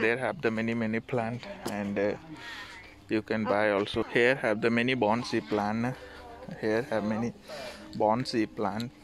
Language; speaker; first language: English; non-native, learner; Thai